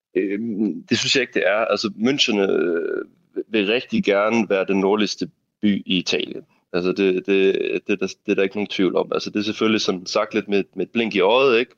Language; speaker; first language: Danish; native; Danish